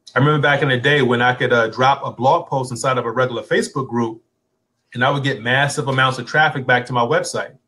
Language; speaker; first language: English; native; English